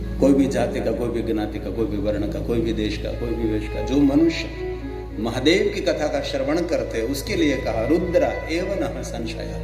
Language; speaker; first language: Hindi; non-native, local second language; Gujarati